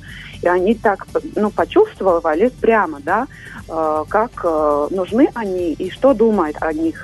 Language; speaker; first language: Russian; non-native, local second language; Latvian